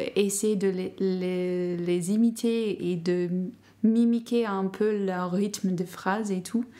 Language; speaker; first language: French; non-native, fluent; English